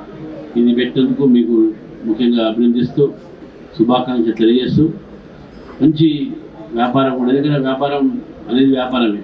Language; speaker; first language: Telugu; native; Telugu